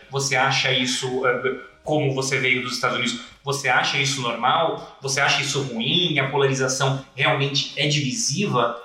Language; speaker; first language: Portuguese; native; Portuguese